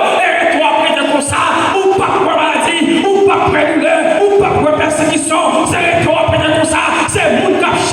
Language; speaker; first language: French; non-native, local second language; Haitian Creole